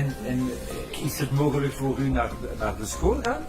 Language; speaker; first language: Dutch; non-native, local second language; French